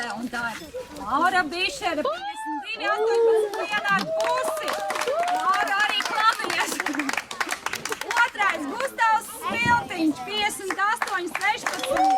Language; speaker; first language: Latvian; native; Latvian